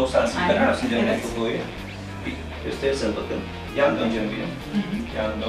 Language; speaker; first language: Turkish; native; Turkish